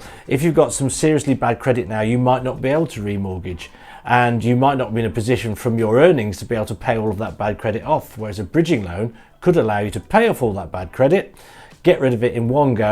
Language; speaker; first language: English; native; English